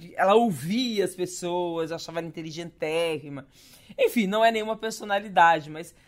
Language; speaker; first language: Portuguese; native; Portuguese